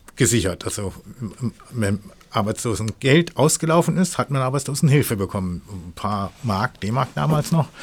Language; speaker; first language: German; non-native, fluent; English